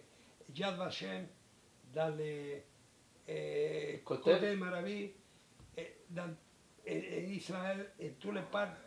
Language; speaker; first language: French; non-native, learner; Spanish